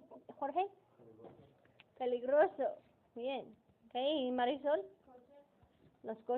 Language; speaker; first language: Spanish; non-native, fluent; English